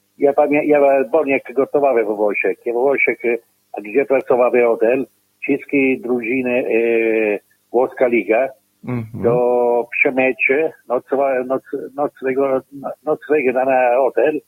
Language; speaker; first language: Polish; non-native, learner; Italian